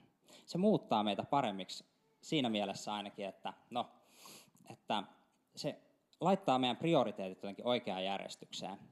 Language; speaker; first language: Finnish; native; Finnish